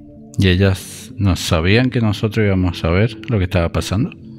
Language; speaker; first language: Spanish; native; Spanish